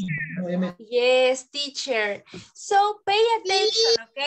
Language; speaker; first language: English; non-native, learner; Spanish